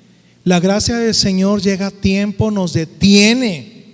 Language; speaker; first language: Spanish; native; Spanish